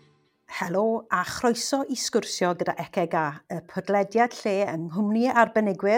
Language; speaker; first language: Welsh; non-native, local second language; English